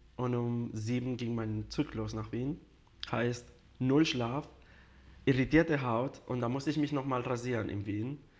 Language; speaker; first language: German; non-native, fluent; Spanish